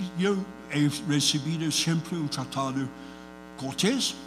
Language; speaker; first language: Spanish; non-native, fluent; English